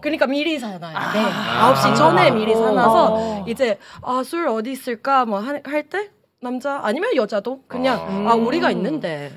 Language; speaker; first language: Korean; non-native, fluent; Finnish